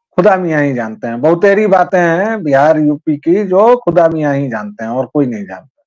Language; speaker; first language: Hindi; native; Hindi